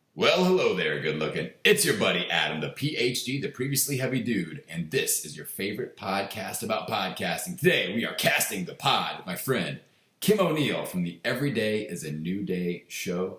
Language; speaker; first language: English; native; English